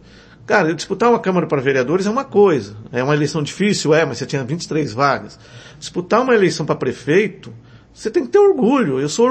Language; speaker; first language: Portuguese; native; Portuguese